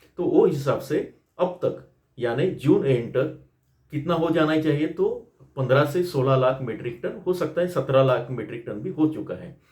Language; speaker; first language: Hindi; non-native, local second language; Marathi